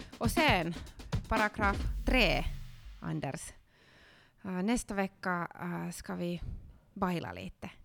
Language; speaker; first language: Swedish; non-native, learner; Finnish